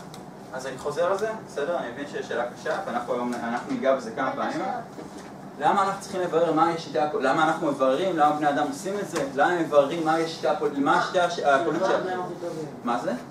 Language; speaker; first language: Hebrew; native; Hebrew